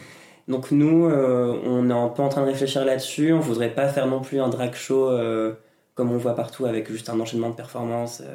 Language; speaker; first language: French; native; French